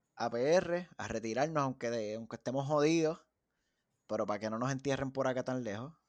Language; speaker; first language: Spanish; native; Spanish